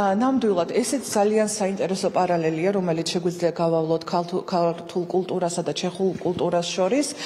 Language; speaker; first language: Georgian; native; Georgian